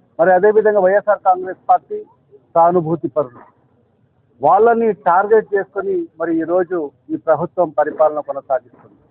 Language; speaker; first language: Telugu; native; Telugu